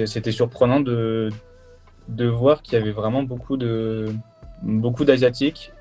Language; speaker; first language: French; native; French